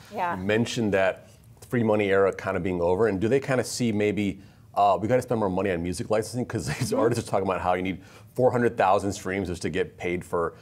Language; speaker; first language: English; native; English